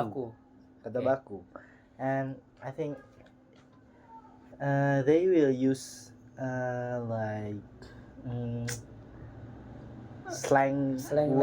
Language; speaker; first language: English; non-native, learner; Indonesian